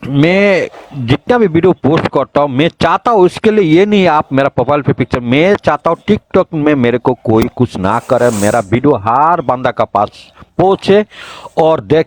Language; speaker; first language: Hindi; non-native, learner; Bangla